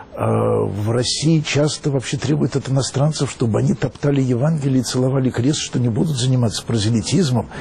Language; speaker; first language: Russian; native; Russian